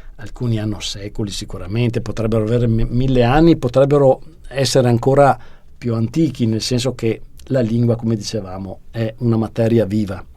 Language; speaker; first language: Italian; native; Italian